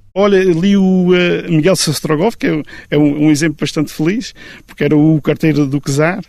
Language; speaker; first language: Portuguese; native; Portuguese